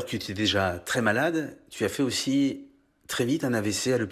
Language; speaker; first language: French; native; French